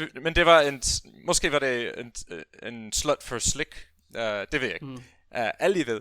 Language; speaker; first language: Danish; non-native, learner; English